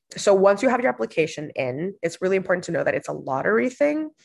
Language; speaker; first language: English; non-native, fluent; Spanish